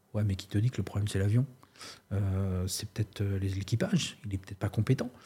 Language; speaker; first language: French; native; French